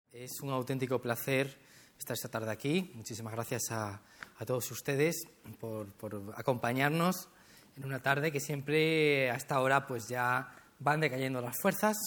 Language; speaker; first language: Spanish; native; Spanish